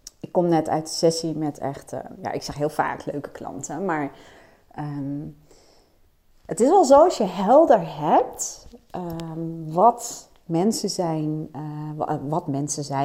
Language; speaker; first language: Dutch; native; Dutch